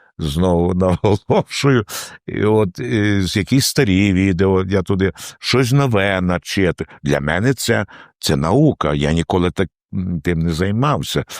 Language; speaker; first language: Ukrainian; native; Ukrainian